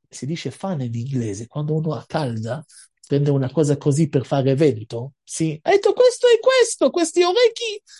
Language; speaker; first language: Italian; non-native, fluent; Hebrew